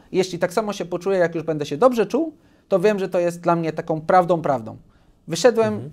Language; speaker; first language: Polish; early bilingual, heritage; Polish